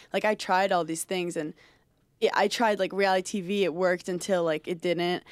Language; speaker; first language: English; native; English